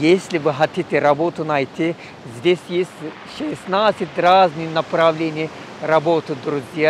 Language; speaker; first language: Russian; non-native, learner; Turkish